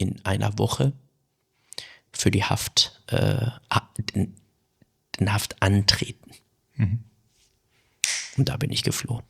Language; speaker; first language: German; early bilingual, other home language; Persian